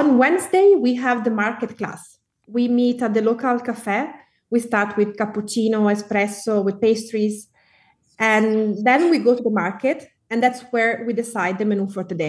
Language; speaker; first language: English; non-native, fluent; Italian